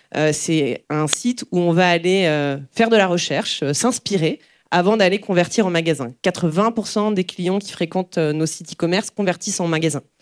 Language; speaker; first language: French; native; French